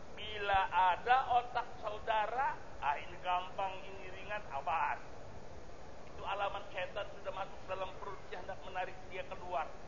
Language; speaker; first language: Indonesian; non-native, local second language; Banjar